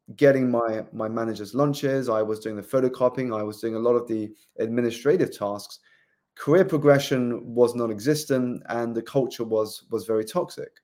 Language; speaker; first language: English; native; English